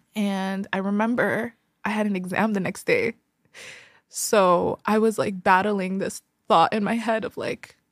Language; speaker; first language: English; early bilingual, other home language; Tigrinya